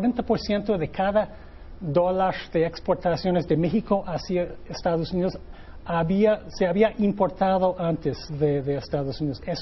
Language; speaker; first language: Spanish; non-native, fluent; English